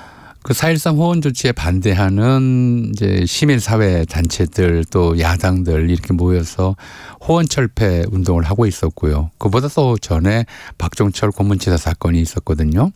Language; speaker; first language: Korean; native; Korean